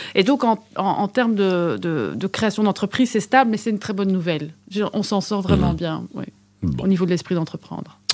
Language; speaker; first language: French; native; French